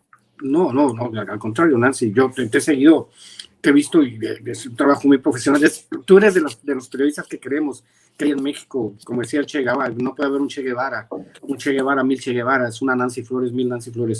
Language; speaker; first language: Spanish; native; Spanish